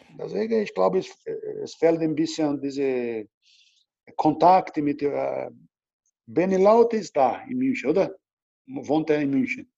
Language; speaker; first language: German; non-native, learner; Portuguese